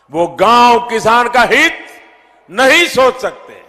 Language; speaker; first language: Hindi; non-native, local second language; Gujarati